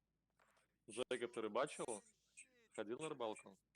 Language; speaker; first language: Russian; native; Russian